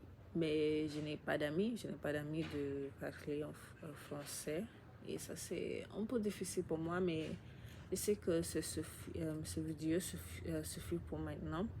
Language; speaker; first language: French; non-native, learner; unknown